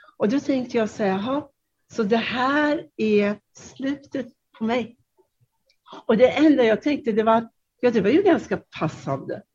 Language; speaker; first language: Swedish; non-native, fluent; Czech